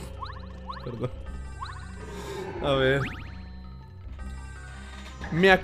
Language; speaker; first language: Spanish; native; Spanish